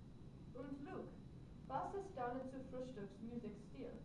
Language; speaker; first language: German; non-native, learner; English